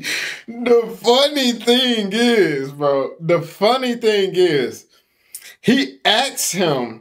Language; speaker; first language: English; native; English